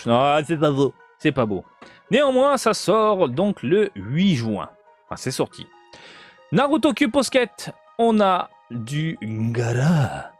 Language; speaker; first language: French; native; French